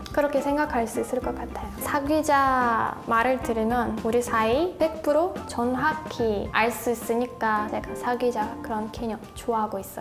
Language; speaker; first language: Korean; non-native, fluent; Russian